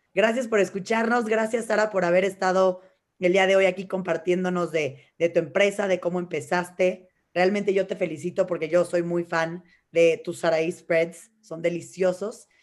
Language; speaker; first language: Spanish; native; Spanish